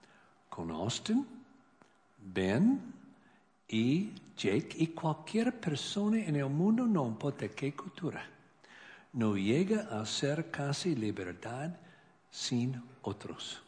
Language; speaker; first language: Spanish; non-native, learner; English